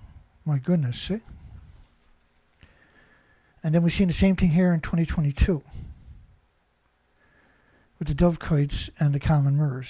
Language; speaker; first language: English; native; English